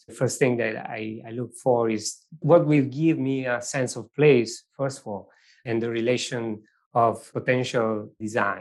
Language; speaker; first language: English; non-native, fluent; Italian